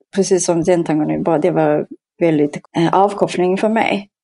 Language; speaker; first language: Swedish; non-native, fluent; Japanese